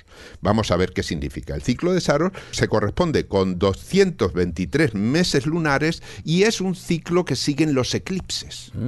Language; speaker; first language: Spanish; native; Spanish